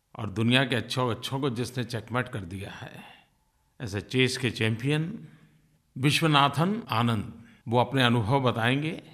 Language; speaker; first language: Hindi; non-native, local second language; Gujarati